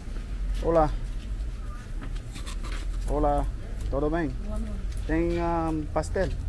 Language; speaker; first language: Portuguese; non-native, learner; English